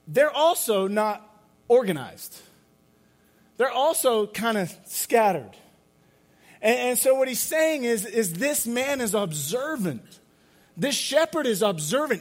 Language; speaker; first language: English; native; English